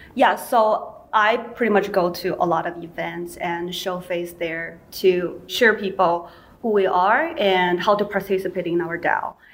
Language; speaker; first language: English; non-native, fluent; Chinese